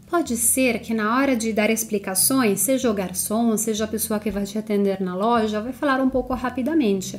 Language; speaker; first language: Portuguese; non-native, fluent; Italian